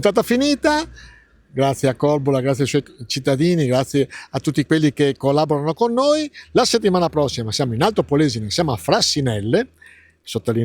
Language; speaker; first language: Italian; native; Italian